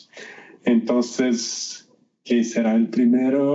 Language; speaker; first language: Spanish; non-native, learner; Portuguese